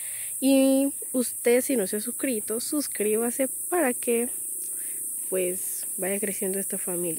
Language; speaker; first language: Spanish; native; Spanish